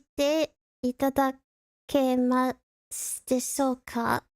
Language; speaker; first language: Japanese; non-native, learner; English